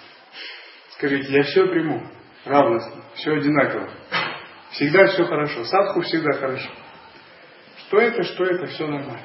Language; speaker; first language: Russian; native; Russian